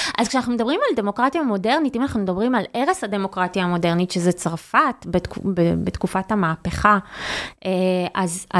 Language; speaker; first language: Hebrew; native; Hebrew